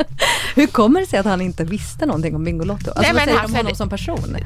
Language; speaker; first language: Swedish; native; Swedish